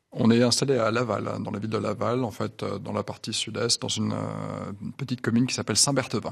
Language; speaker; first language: French; native; French